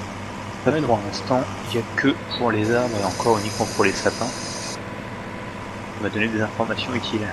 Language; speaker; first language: French; native; French